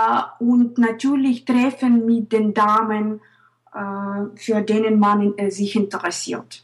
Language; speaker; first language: German; non-native, fluent; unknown